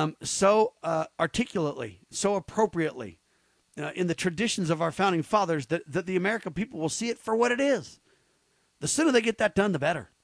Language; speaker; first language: English; native; English